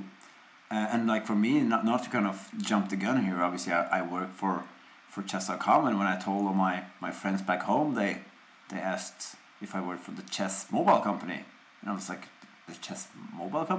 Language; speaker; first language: English; non-native, fluent; Norwegian